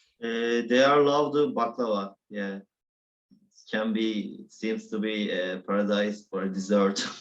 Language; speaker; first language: English; non-native, learner; Turkish